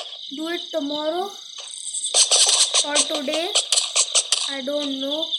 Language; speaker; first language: English; non-native, learner; Hindi